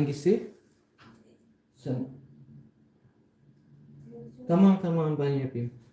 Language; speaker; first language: Turkish; non-native, learner; Filipino